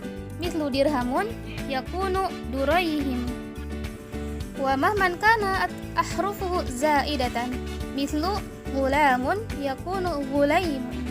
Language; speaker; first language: Arabic; non-native, learner; Indonesian